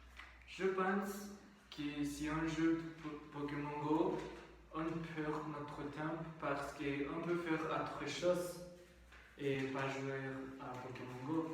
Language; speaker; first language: French; non-native, learner; Spanish